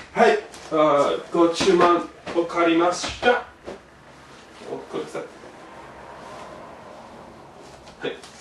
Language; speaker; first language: Japanese; non-native, learner; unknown